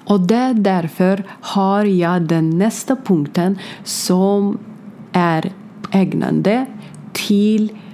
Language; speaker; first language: Swedish; non-native, learner; Ukrainian